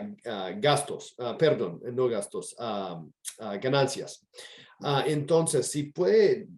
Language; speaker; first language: Spanish; non-native, fluent; English